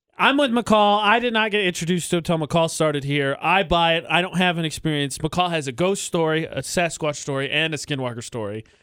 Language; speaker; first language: English; native; English